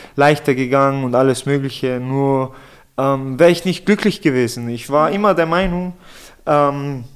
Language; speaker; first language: German; native; German